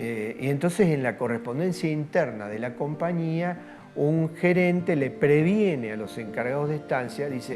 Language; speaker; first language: Spanish; native; Spanish